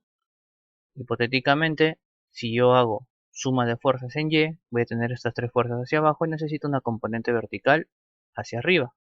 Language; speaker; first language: Spanish; native; Spanish